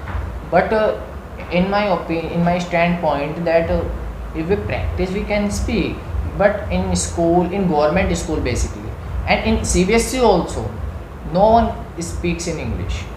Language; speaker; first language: English; non-native, learner; Hindi